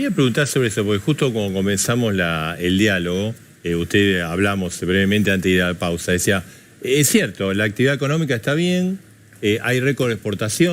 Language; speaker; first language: Spanish; native; Spanish